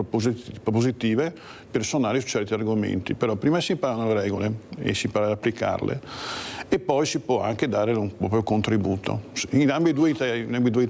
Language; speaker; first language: Italian; native; Italian